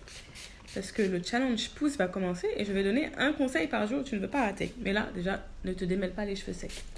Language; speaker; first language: French; native; French